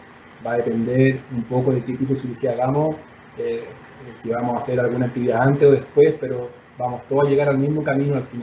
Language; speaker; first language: Spanish; native; Spanish